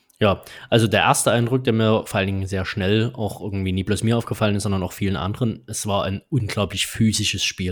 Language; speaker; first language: German; native; German